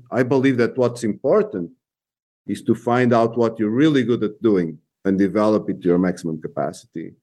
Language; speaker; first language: English; non-native, fluent; Portuguese